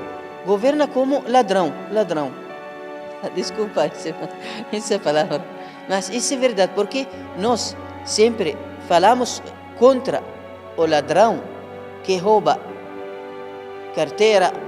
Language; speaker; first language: Portuguese; non-native, learner; Arabic